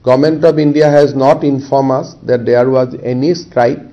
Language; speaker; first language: English; non-native, local second language; Assamese